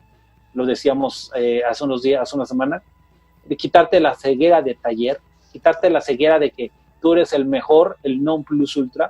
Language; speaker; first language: Spanish; native; Spanish